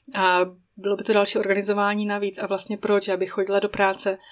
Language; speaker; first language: Czech; native; Czech